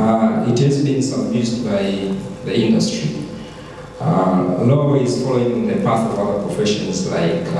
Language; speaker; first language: English; non-native, local second language; Swahili